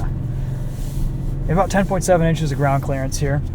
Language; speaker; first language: English; native; English